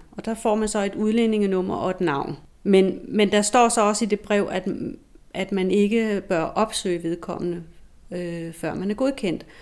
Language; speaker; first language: Danish; native; Danish